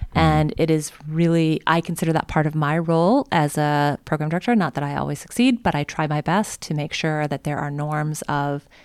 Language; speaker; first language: English; native; English